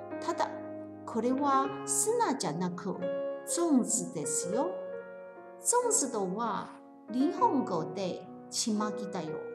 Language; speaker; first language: Japanese; non-native, learner; Chinese